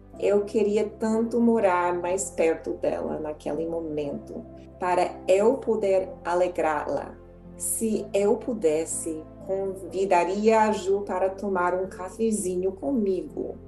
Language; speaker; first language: Portuguese; non-native, fluent; English